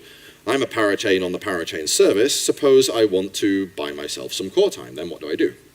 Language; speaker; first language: English; native; English